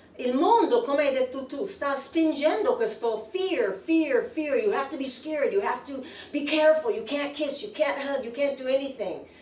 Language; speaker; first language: English; native; English